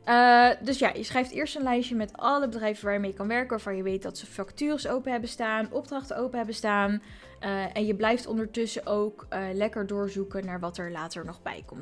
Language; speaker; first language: Dutch; native; Dutch